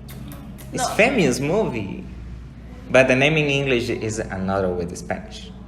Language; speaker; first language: English; non-native, learner; Spanish